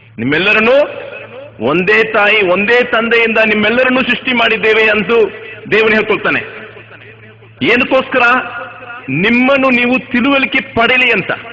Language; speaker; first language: Kannada; non-native, local second language; Tamil